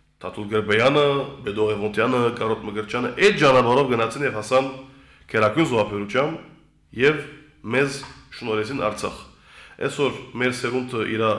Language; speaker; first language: Armenian; early bilingual, heritage; Armenian